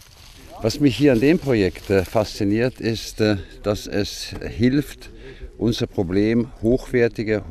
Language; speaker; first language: German; native; German